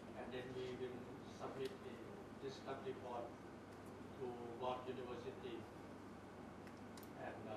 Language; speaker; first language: English; non-native, learner; Thai